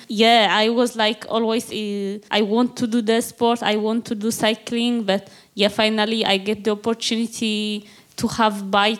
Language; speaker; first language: English; non-native, learner; Tigrinya